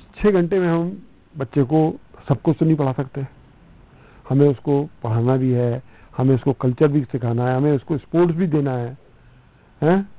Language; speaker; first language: Hindi; non-native, local second language; Punjabi